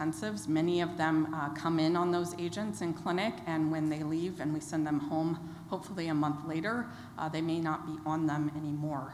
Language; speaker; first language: English; native; English